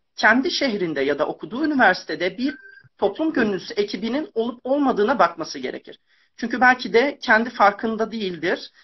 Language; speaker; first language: Turkish; native; Turkish